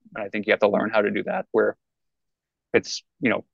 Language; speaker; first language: English; native; English